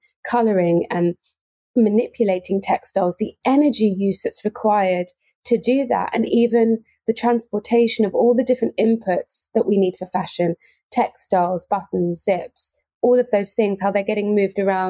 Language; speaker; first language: English; native; English